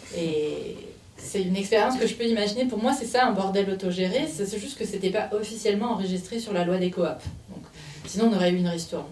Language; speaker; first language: French; native; French